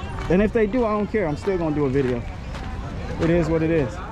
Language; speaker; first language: English; native; English